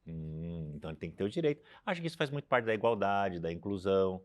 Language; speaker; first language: Portuguese; native; Portuguese